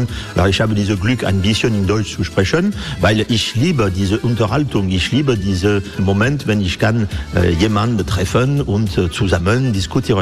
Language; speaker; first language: German; non-native, fluent; French